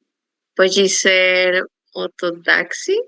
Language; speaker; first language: Portuguese; non-native, learner; Spanish